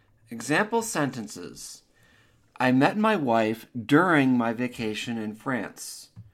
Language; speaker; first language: English; native; English